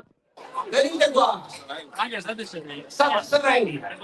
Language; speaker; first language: Italian; native; Italian